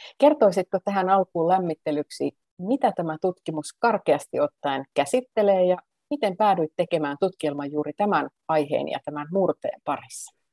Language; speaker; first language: Finnish; native; Finnish